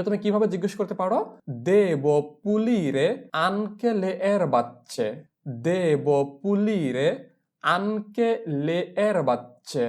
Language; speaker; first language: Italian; non-native, fluent; Bangla